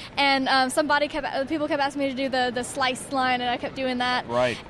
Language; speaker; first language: English; native; English